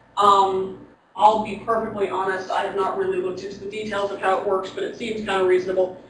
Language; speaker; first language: English; native; English